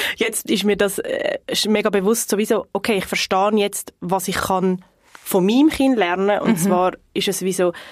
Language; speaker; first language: German; non-native, fluent; Portuguese